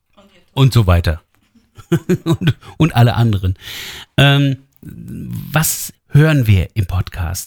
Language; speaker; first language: German; native; German